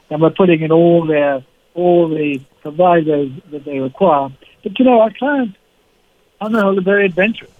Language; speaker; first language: English; native; English